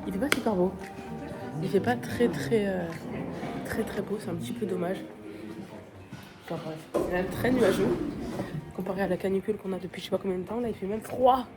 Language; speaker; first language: French; native; French